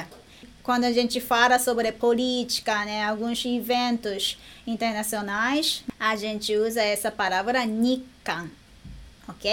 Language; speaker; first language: Portuguese; non-native, learner; Japanese